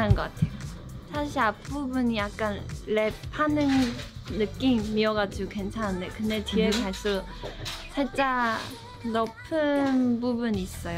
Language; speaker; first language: Korean; non-native, fluent; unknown